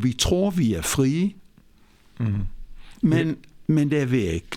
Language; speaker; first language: Danish; early bilingual, other home language; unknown